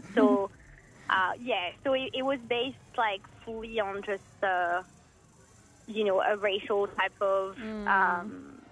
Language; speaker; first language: English; early bilingual, heritage; French